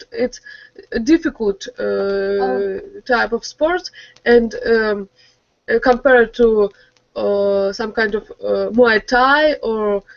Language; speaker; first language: English; non-native, learner; Russian